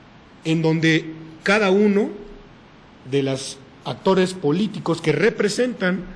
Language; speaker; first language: Spanish; native; Spanish